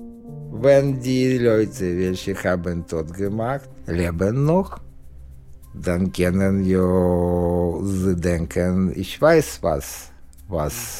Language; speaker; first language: German; non-native, learner; Russian